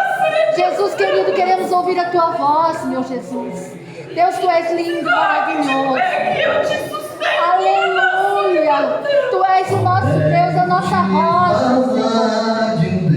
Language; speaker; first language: Portuguese; native; Portuguese